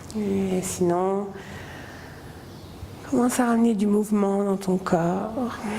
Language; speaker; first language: French; native; French